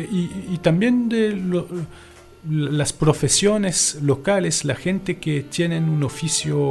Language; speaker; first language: Spanish; non-native, fluent; French